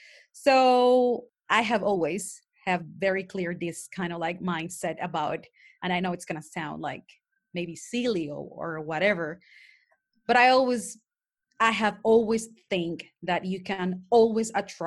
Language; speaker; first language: English; non-native, fluent; Spanish